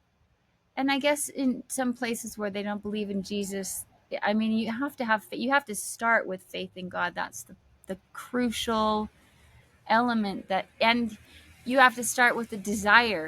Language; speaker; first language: English; native; English